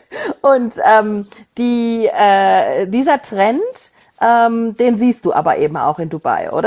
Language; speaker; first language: German; native; German